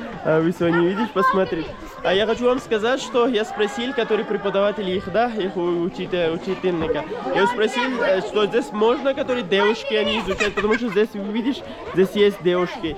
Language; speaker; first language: Russian; non-native, learner; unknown